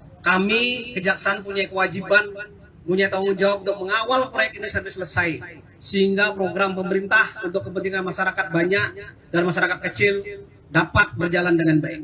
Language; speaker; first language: Indonesian; native; Indonesian